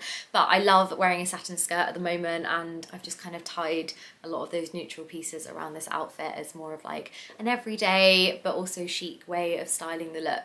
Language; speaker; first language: English; native; English